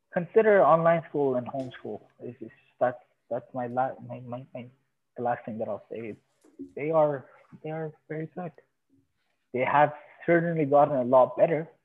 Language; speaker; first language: English; non-native, fluent; Persian